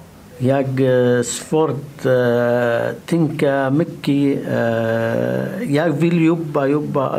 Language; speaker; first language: Swedish; non-native, learner; Arabic